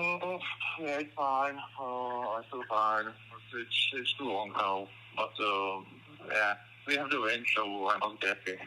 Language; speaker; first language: English; non-native, learner; Czech